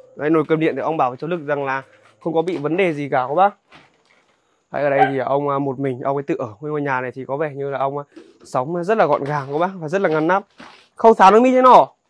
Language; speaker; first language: Vietnamese; non-native, local second language; Hmong